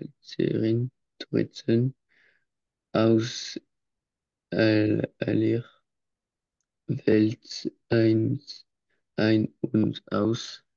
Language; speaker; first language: German; non-native, learner; French